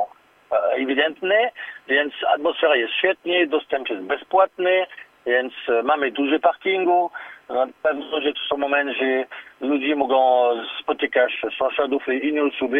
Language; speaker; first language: Polish; non-native, learner; French